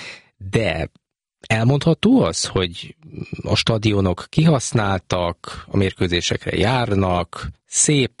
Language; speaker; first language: Hungarian; native; Hungarian